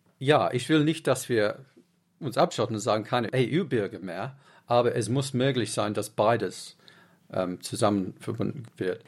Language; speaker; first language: German; non-native, fluent; English